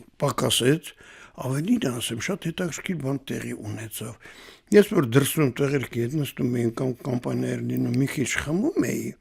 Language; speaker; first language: Armenian; native; Armenian